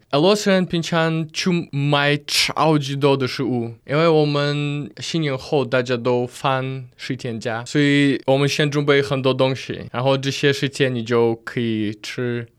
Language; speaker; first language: Chinese; non-native, fluent; Russian